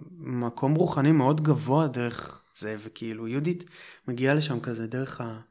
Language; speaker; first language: Hebrew; native; Hebrew